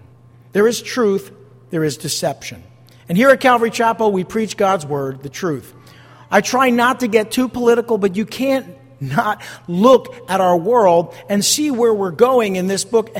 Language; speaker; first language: English; native; English